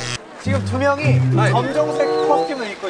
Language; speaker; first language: Korean; native; Korean